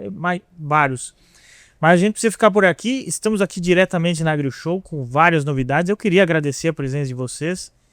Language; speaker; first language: Portuguese; native; Portuguese